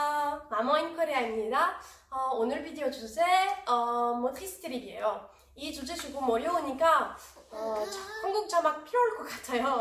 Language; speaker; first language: Korean; non-native, learner; French